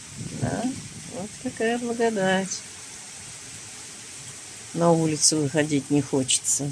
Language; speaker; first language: Russian; native; Russian